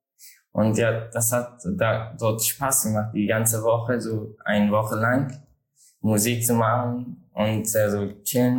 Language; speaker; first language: German; non-native, learner; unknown